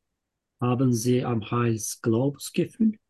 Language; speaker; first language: German; non-native, learner; Turkish